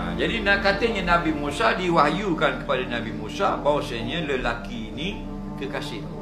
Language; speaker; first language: Malay; native; Malay